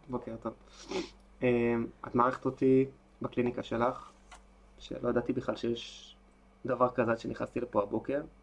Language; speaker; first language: Hebrew; native; Hebrew